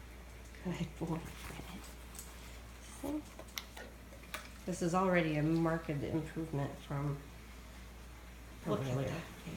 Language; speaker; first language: English; native; English